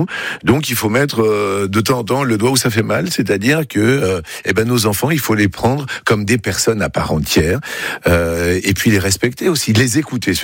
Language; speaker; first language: French; native; French